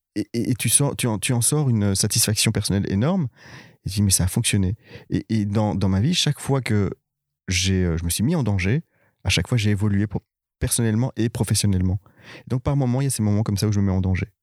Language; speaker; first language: French; native; French